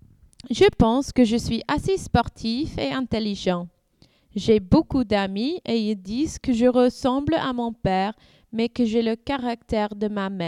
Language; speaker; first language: French; non-native, learner; English